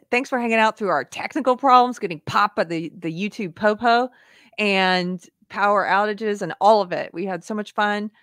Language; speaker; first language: English; native; English